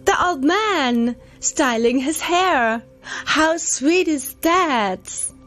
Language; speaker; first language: English; non-native, fluent; German